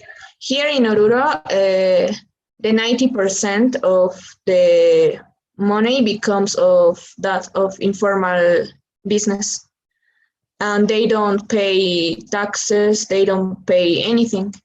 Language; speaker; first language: English; non-native, learner; Spanish